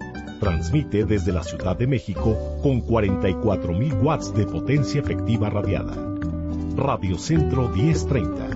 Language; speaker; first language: Spanish; native; Spanish